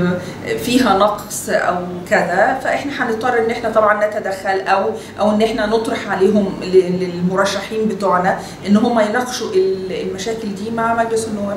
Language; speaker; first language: Arabic; native; Arabic